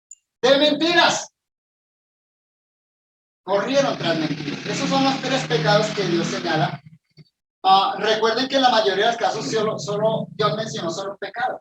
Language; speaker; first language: Spanish; native; Spanish